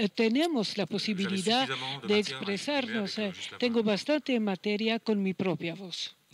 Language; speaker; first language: Spanish; non-native, fluent; Arabic